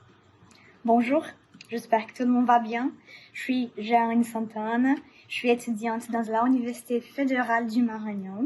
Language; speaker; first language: French; non-native, learner; Portuguese